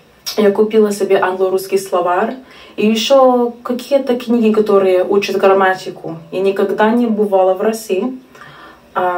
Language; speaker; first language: Russian; non-native, fluent; English